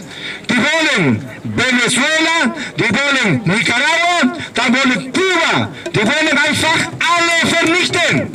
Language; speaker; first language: German; non-native, learner; Spanish